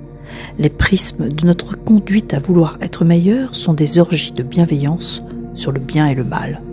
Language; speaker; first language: French; native; French